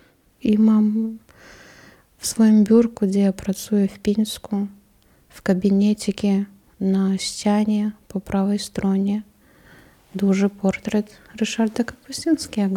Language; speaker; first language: Polish; non-native, learner; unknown